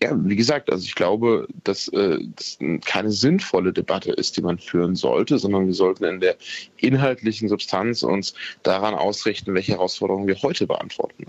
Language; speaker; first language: German; native; German